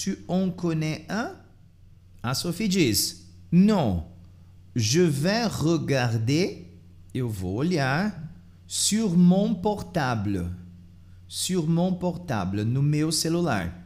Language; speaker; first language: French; non-native, fluent; Portuguese